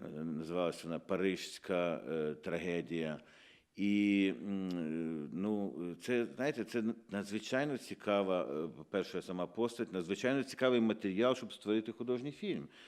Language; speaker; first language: Ukrainian; native; Ukrainian